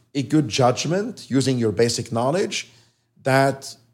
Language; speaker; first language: English; non-native, fluent; Arabic